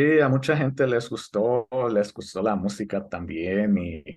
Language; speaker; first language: Spanish; early bilingual, heritage; Spanish